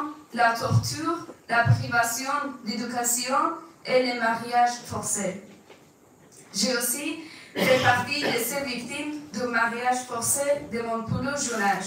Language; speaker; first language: French; non-native, fluent; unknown